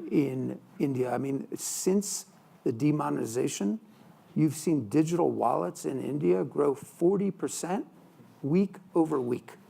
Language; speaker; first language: English; native; English